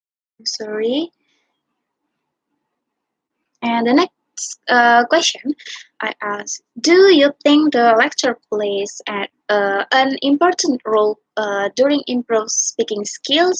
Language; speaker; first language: English; non-native, learner; Indonesian